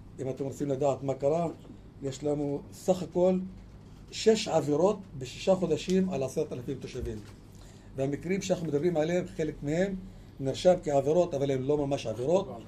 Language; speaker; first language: Hebrew; non-native, local second language; Arabic